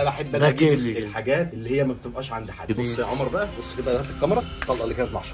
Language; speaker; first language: Arabic; native; Arabic